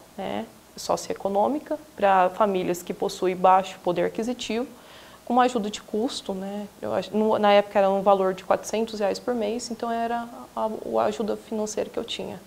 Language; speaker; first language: Portuguese; native; Portuguese